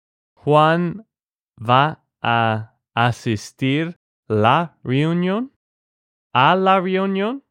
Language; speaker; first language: Spanish; non-native, fluent; English